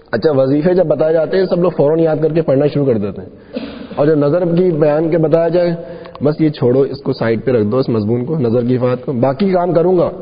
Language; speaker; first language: Urdu; non-native, local second language; Sindhi